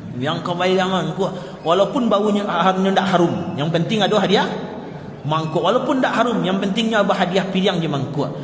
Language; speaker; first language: Malay; non-native, local second language; Minangkabau